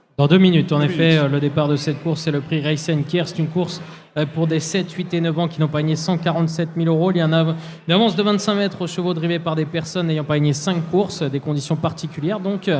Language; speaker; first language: French; native; French